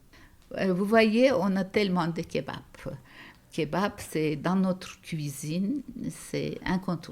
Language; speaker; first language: French; non-native, fluent; Turkish